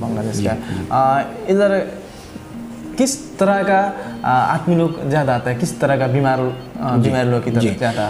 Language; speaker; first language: Hindi; non-native, learner; Nepali